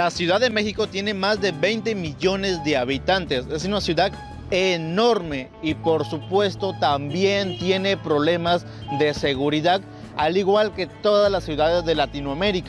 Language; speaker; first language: Spanish; native; Spanish